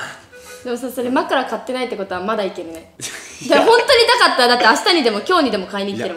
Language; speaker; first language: Japanese; native; Japanese